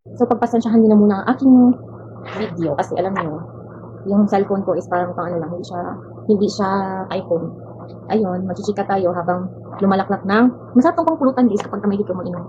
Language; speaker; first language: Filipino; non-native, local second language; Cebuano